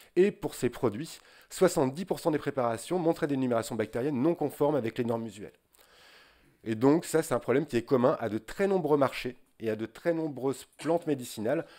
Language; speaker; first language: French; native; French